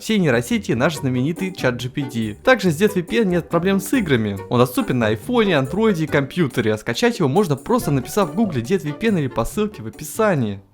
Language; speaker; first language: Russian; native; Russian